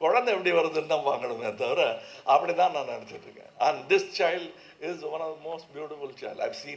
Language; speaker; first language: Tamil; native; Tamil